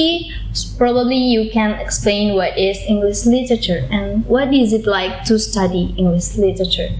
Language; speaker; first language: English; non-native, learner; Indonesian